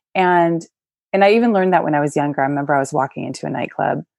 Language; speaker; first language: English; native; English